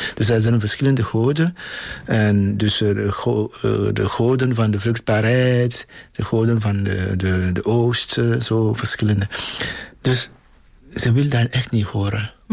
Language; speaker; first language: Dutch; non-native, fluent; Ewe